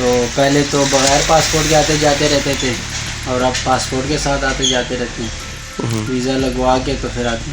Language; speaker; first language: Hindi; non-native, local second language; Pashto